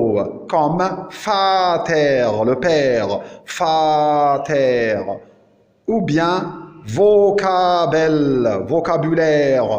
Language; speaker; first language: French; non-native, local second language; Arabic